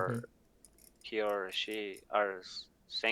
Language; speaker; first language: English; non-native, learner; Spanish